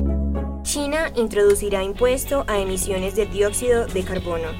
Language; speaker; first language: Spanish; native; Spanish